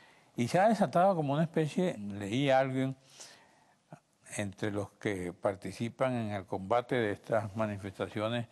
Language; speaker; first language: Spanish; native; Spanish